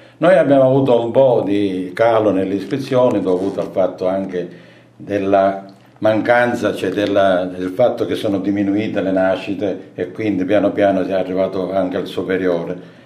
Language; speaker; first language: Italian; native; Italian